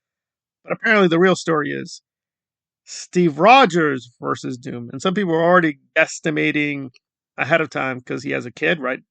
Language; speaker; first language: English; native; English